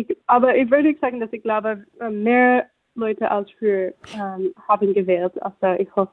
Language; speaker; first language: German; non-native, fluent; English